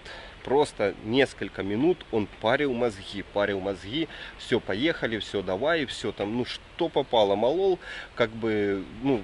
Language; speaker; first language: Russian; native; Russian